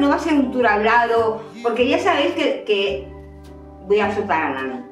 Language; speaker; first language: Spanish; native; Spanish